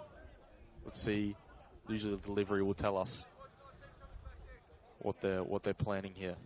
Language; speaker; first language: English; native; English